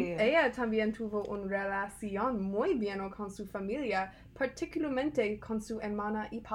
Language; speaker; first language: Spanish; non-native, learner; English